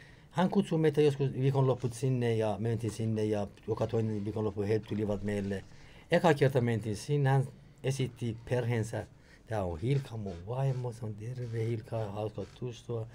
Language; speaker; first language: Finnish; non-native, fluent; Persian